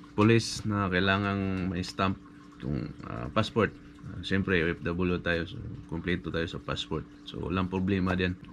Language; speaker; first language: Filipino; non-native, local second language; Cebuano